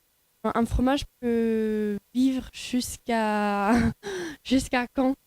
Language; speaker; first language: French; non-native, fluent; Norwegian